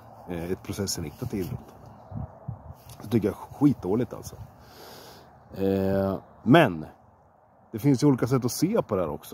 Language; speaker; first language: Swedish; native; Swedish